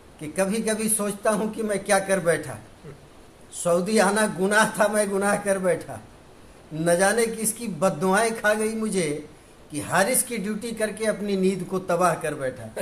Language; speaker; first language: Hindi; native; Hindi